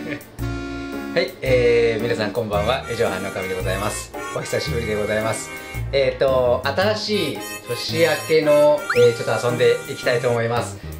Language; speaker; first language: Japanese; native; Japanese